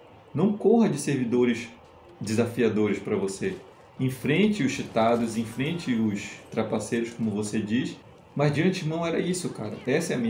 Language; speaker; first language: Portuguese; native; Portuguese